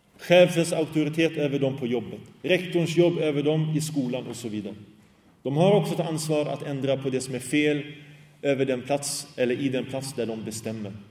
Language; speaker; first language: Swedish; early bilingual, other home language; Arabic